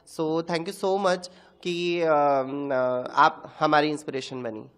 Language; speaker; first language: Hindi; non-native, local second language; Marathi